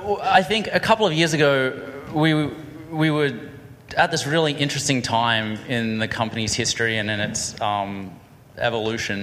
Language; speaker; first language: English; native; English